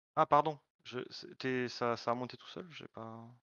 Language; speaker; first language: French; native; French